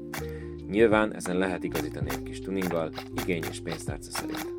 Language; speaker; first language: Hungarian; native; Hungarian